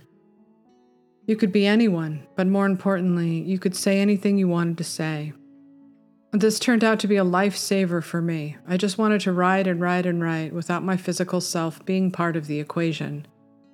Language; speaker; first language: English; native; English